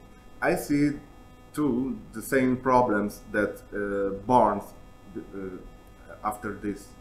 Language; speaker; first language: English; non-native, learner; Italian